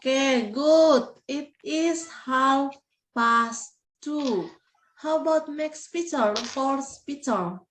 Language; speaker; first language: English; non-native, learner; Indonesian